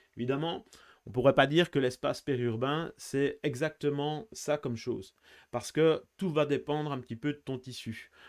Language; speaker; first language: French; native; French